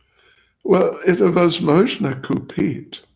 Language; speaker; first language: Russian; non-native, learner; English